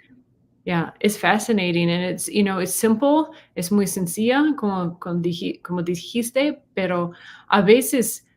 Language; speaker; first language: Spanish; non-native, fluent; English